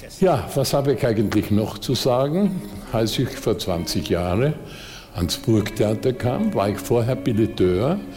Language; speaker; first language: German; native; German